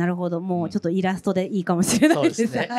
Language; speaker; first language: Japanese; native; Japanese